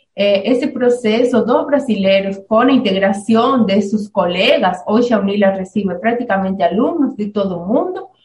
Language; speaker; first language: Portuguese; non-native, fluent; Spanish